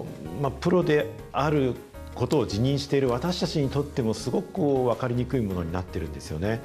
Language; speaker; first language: Japanese; native; Japanese